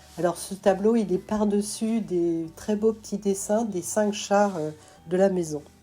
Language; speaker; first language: French; native; French